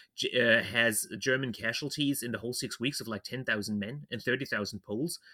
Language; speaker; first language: English; non-native, fluent; German